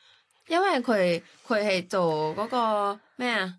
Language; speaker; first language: Cantonese; non-native, learner; Thai